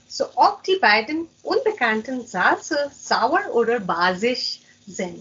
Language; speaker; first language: German; non-native, fluent; Hindi